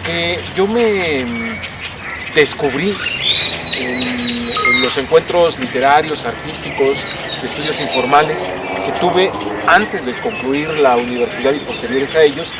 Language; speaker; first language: Spanish; native; Spanish